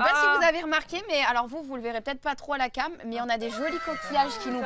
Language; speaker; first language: French; native; French